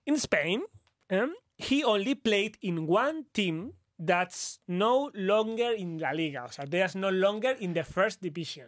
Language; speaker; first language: English; non-native, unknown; Spanish